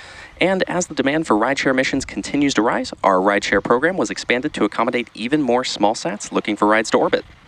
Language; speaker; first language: English; native; English